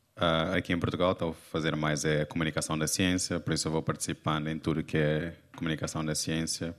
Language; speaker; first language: Portuguese; non-native, local second language; Kabuverdianu